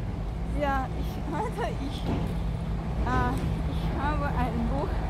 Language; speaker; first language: German; non-native, learner; Thai